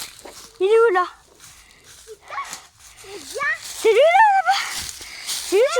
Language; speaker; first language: French; native; French